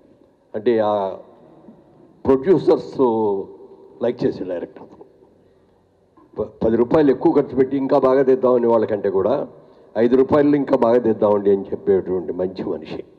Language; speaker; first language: Telugu; native; Telugu